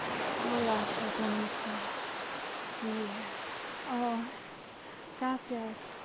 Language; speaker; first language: Spanish; non-native, learner; English